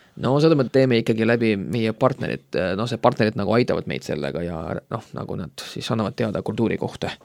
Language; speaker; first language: Estonian; non-native, local second language; Russian